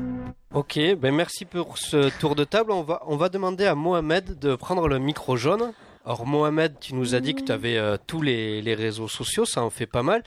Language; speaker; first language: French; native; French